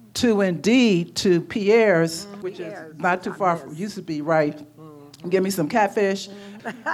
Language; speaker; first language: English; native; English